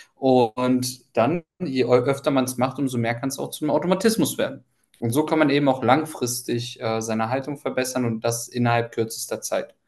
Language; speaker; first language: German; early bilingual, other home language; Ukrainian